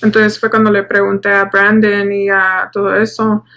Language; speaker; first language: Spanish; early bilingual, heritage; Spanish